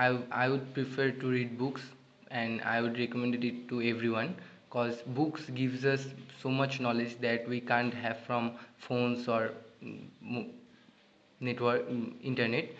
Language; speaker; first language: English; non-native, learner; Bangla